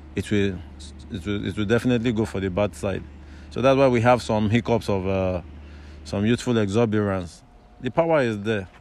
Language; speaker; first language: English; non-native, local second language; Yoruba